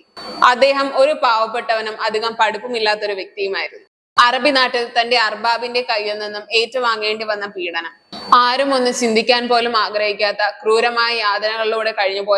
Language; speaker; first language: Malayalam; native; Malayalam